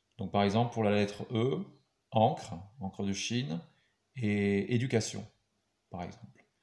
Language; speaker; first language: French; native; French